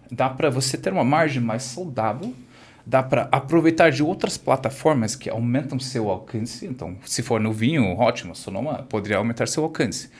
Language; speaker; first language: Portuguese; non-native, fluent; English